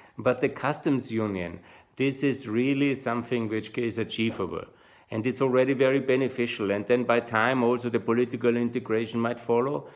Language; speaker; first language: English; non-native, fluent; German